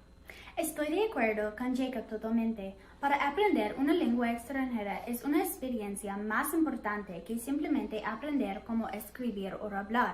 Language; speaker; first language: Spanish; non-native, fluent; English